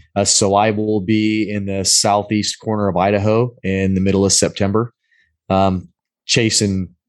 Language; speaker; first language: English; native; English